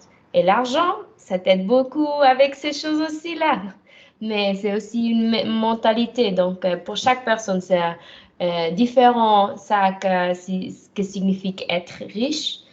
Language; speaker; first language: French; non-native, fluent; German